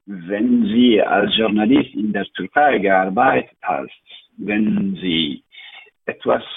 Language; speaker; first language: German; non-native, learner; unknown